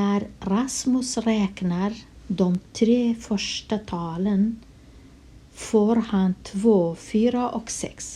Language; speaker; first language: Swedish; non-native, fluent; Kurdish